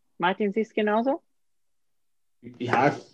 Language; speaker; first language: German; native; German